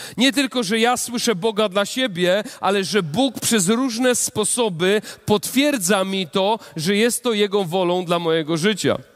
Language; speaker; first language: Polish; native; Polish